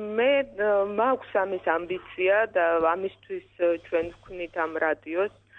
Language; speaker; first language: Georgian; non-native, local second language; Azerbaijani